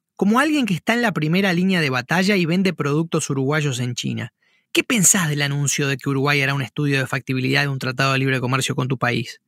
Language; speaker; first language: Spanish; native; Spanish